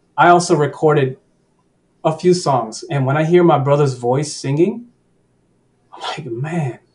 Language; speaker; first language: English; early bilingual, other home language; Spanish